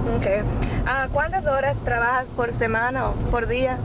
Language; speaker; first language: Spanish; non-native, learner; English